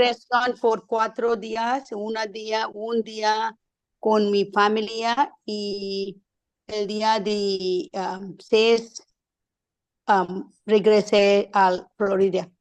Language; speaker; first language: Spanish; non-native, learner; English